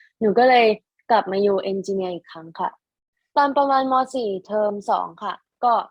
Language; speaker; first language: Thai; native; Thai